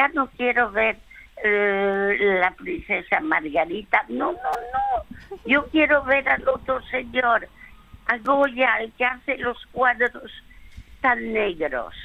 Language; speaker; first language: Spanish; early bilingual, other home language; French